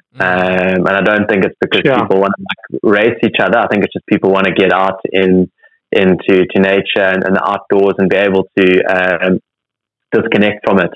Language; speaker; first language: English; native; English